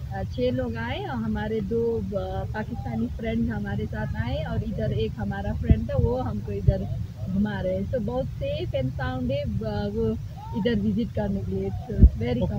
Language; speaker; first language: Hindi; non-native, learner; Nepali